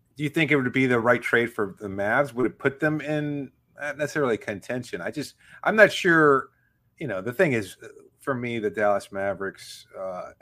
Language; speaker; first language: English; native; English